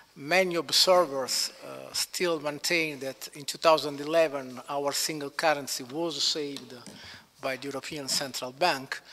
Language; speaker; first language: English; non-native, fluent; Italian